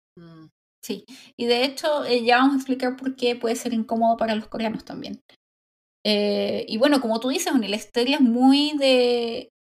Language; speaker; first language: Spanish; native; Spanish